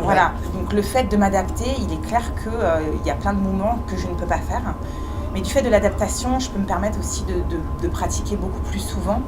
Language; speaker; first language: French; native; French